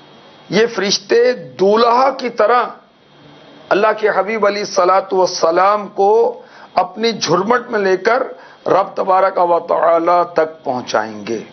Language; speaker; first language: Urdu; native; Urdu